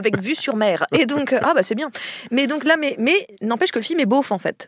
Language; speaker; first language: French; native; French